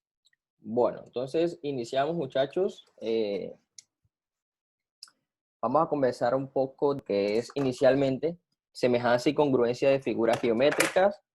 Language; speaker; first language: Spanish; native; Spanish